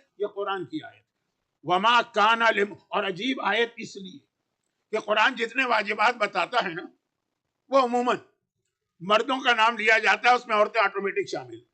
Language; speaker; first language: Urdu; native; Urdu